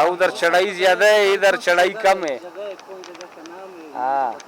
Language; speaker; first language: Hindi; non-native, local second language; Pashto